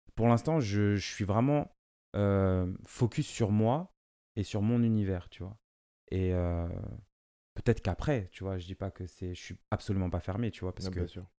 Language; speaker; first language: French; non-native, local second language; Lingala